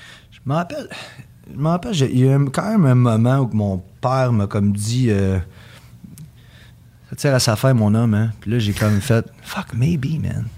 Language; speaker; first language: French; early bilingual, heritage; French